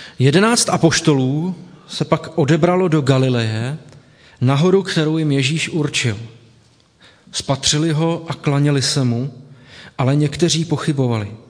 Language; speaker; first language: Czech; native; Czech